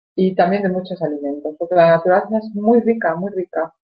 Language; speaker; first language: Spanish; native; Spanish